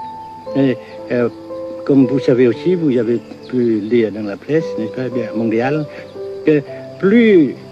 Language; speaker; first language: French; non-native, local second language; Vietnamese